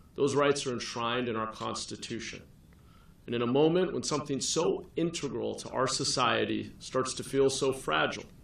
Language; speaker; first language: English; native; English